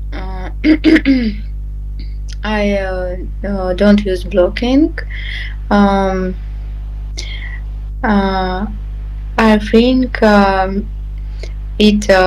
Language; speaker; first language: English; non-native, learner; Russian